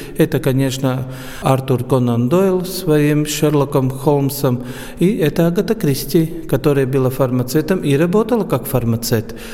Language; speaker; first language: Russian; non-native, local second language; Latvian